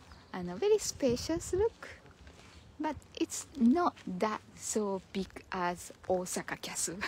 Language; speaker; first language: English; non-native, learner; Japanese